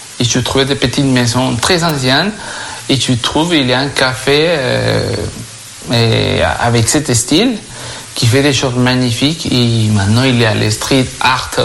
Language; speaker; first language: French; non-native, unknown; Spanish